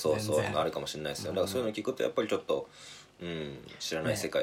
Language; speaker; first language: Japanese; native; Japanese